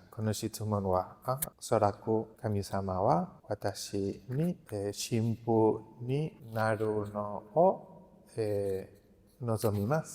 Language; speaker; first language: Japanese; non-native, learner; Spanish